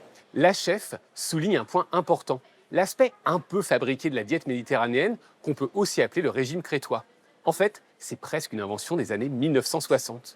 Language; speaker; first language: French; native; French